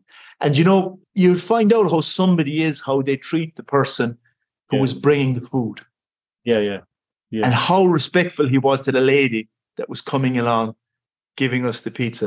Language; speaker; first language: English; native; English